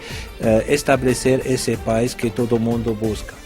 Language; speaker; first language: Portuguese; non-native, fluent; Arabic